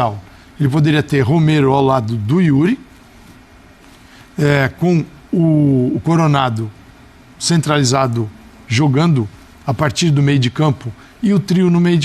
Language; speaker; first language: Portuguese; native; Portuguese